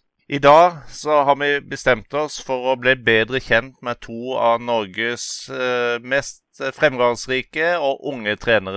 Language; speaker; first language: Norwegian; native; Norwegian